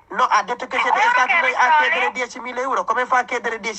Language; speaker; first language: Italian; non-native, fluent; Wolof